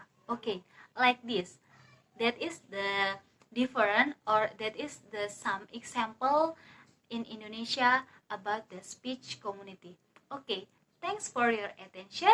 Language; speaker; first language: English; non-native, learner; Indonesian